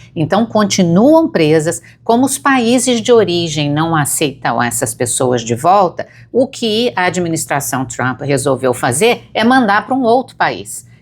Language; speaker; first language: Portuguese; native; Portuguese